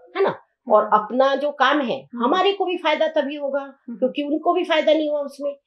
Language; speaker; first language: Hindi; native; Hindi